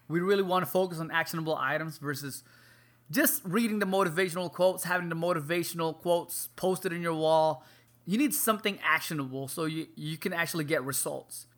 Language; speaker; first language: English; non-native, local second language; Filipino